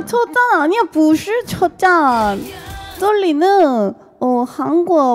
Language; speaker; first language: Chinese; non-native, learner; Korean